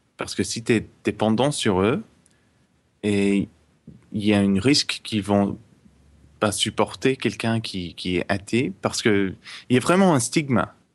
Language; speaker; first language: French; non-native, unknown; English